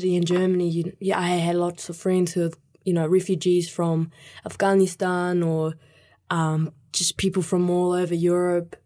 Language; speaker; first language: English; early bilingual, other home language; Spanish